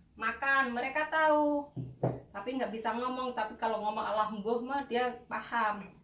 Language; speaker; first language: Indonesian; native; Indonesian